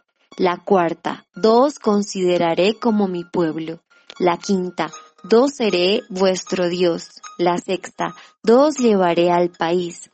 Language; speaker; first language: Spanish; native; Spanish